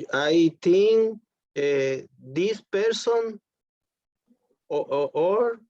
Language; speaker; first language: English; non-native, learner; Spanish